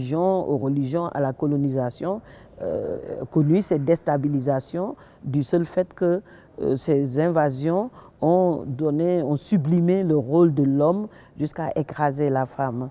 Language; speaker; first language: French; non-native, local second language; Wolof